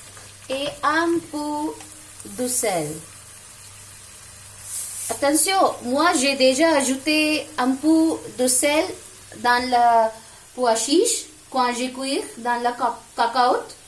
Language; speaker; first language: French; non-native, learner; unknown